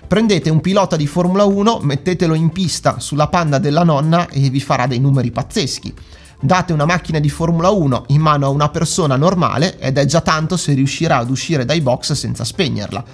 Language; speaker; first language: Italian; native; Italian